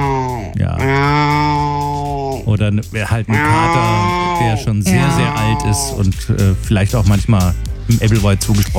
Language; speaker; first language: German; native; German